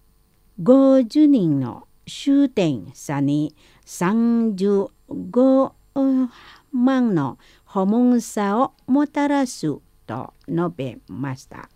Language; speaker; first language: Japanese; non-native, fluent; Indonesian